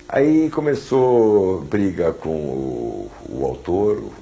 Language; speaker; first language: Portuguese; early bilingual, other home language; German